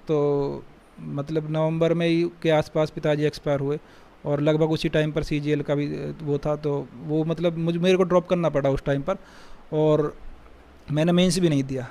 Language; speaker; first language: Hindi; native; Hindi